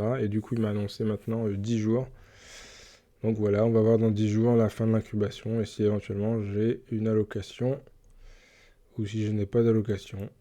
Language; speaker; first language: French; native; French